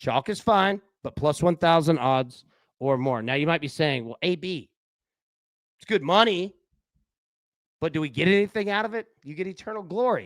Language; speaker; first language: English; native; English